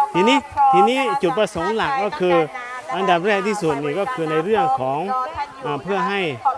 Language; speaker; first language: Thai; non-native, local second language; Malay